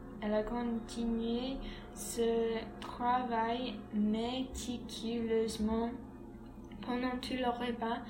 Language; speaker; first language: French; non-native, learner; English